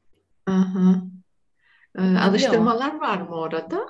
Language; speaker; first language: Turkish; non-native, fluent; Chuvash